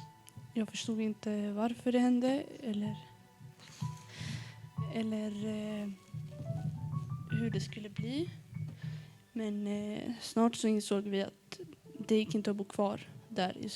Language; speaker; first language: Swedish; early bilingual, other home language; Arabic